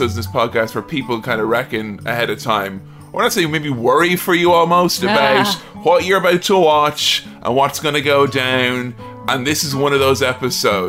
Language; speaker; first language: English; native; English